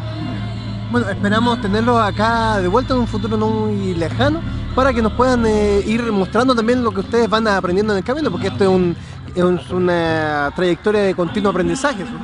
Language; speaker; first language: Spanish; native; Spanish